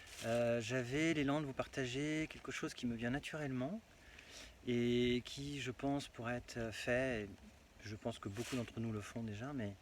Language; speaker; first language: French; native; French